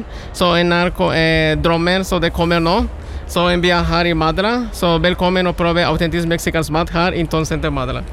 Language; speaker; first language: Norwegian; non-native, learner; Spanish